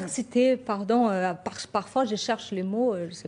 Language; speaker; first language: French; non-native, fluent; Portuguese